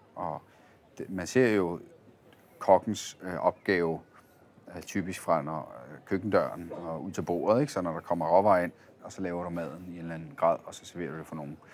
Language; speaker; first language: Danish; early bilingual, other home language; Italian